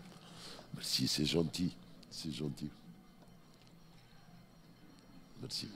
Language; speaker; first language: French; non-native, fluent; Arabic